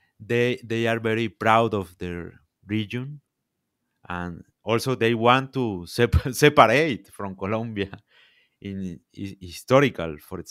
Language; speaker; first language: English; non-native, learner; Spanish